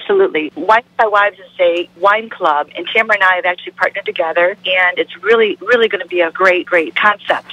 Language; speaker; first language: English; native; English